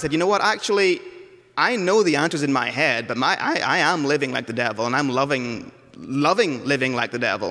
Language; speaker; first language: English; native; English